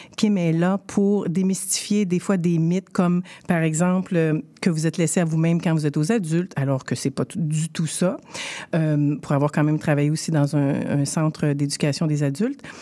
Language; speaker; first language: French; native; French